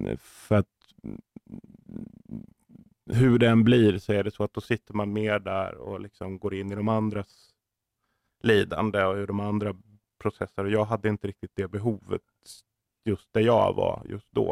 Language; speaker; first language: Swedish; native; Swedish